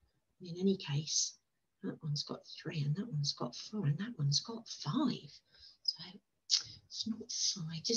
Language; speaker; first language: English; native; English